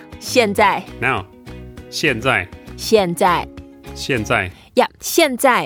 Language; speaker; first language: Chinese; non-native, learner; English